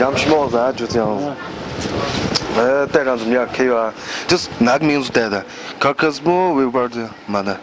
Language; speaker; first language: Chinese; native; Chinese